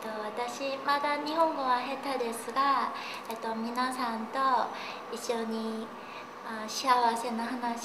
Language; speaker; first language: Japanese; non-native, learner; Korean